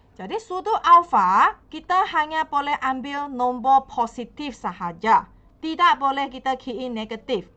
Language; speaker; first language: Malay; non-native, local second language; Chinese